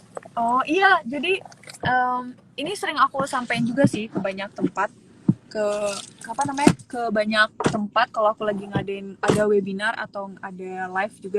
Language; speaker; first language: Indonesian; native; Indonesian